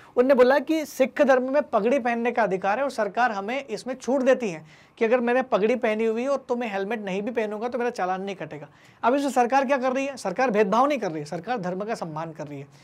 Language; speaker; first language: Hindi; native; Hindi